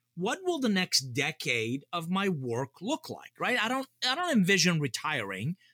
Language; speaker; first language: English; early bilingual, other home language; Persian